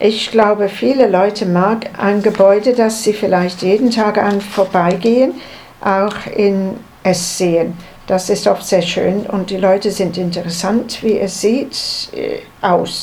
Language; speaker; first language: German; non-native, learner; English